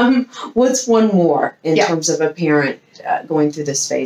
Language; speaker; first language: English; native; English